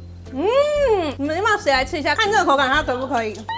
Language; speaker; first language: Chinese; native; Chinese